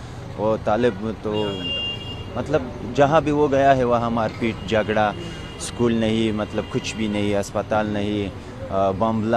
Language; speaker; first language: Hindi; non-native, fluent; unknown